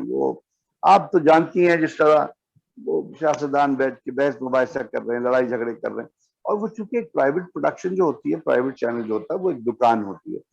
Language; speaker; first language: Urdu; non-native, local second language; Punjabi